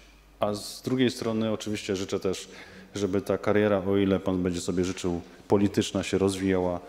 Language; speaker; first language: Polish; native; Polish